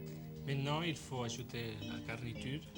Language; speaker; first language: French; non-native, fluent; Spanish